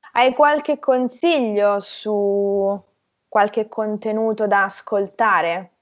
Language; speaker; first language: Italian; native; Italian